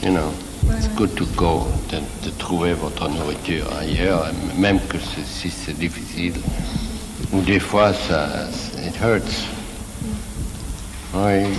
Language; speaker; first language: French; non-native, fluent; Swiss German